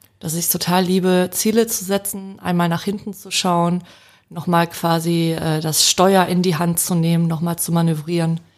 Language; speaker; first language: German; early bilingual, other home language; Polish